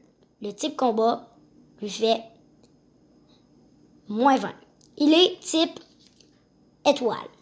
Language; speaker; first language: French; native; French